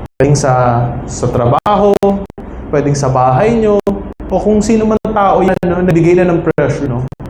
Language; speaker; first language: Filipino; native; Filipino